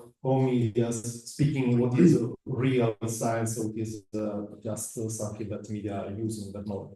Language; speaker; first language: English; non-native, fluent; Italian